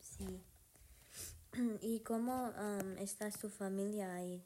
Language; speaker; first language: Spanish; non-native, learner; English